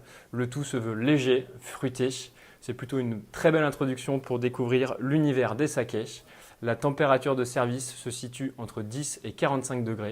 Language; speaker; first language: French; native; French